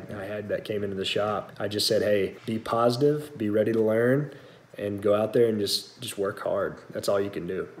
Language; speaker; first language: English; native; English